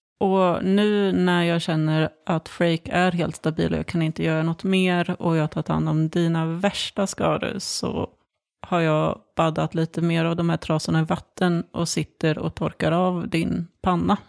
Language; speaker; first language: Swedish; native; Swedish